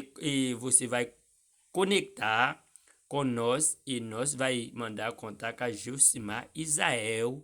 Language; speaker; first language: Portuguese; non-native, learner; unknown